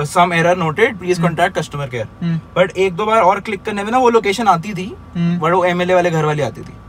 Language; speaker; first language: Hindi; native; Hindi